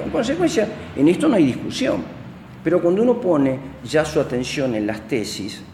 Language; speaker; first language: Spanish; native; Spanish